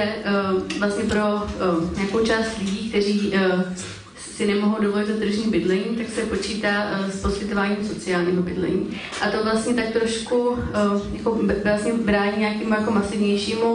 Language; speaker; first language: Czech; native; Czech